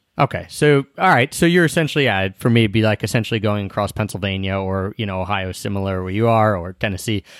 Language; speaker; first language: English; native; English